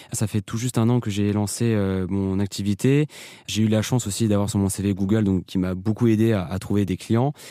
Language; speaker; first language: French; native; French